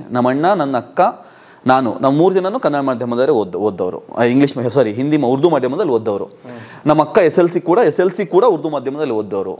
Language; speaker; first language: Kannada; non-native, local second language; Urdu